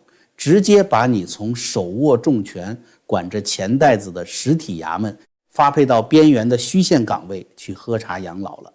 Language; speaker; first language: Chinese; native; Chinese